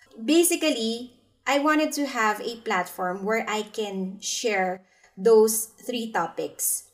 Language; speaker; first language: English; non-native, local second language; Filipino